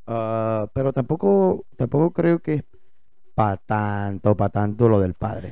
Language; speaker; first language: Spanish; native; Spanish